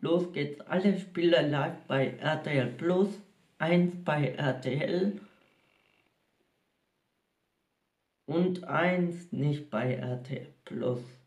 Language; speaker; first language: German; native; German